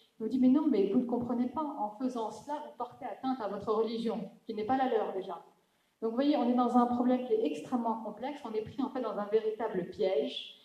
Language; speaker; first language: French; non-native, local second language; Arabic